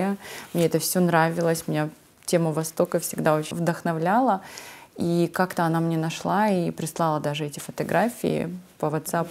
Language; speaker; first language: Russian; non-native, local second language; Ossetic